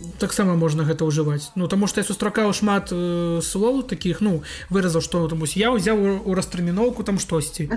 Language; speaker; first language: Belarusian; non-native, local second language; Russian